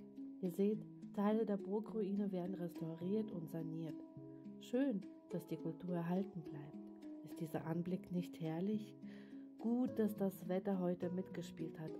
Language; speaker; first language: German; native; German